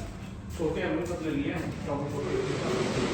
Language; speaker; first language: Hindi; native; Hindi